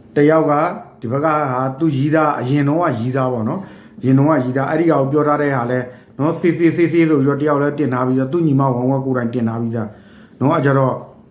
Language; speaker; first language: Burmese; native; Burmese